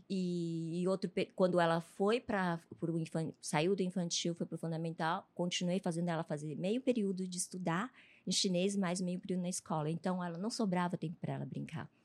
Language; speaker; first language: Portuguese; early bilingual, other home language; Chinese